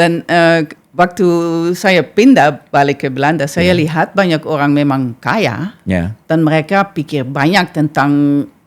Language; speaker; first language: Indonesian; non-native, fluent; Dutch